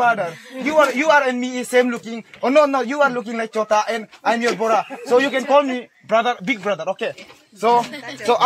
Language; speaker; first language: English; non-native, learner; Adi